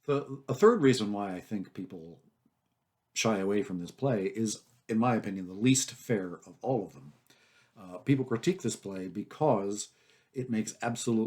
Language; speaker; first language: English; native; English